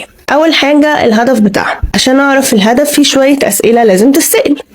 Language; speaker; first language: Arabic; native; Arabic